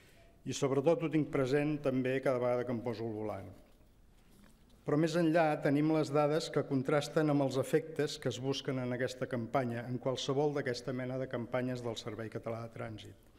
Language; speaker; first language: Catalan; native; Catalan